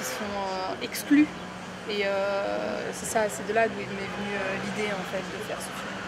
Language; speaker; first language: French; native; French